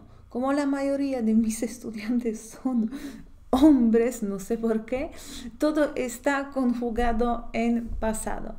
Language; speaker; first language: Spanish; non-native, fluent; Polish